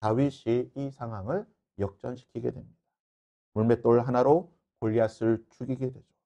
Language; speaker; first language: Korean; native; Korean